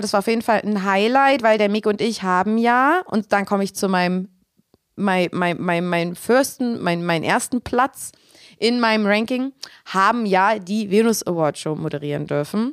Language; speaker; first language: German; native; German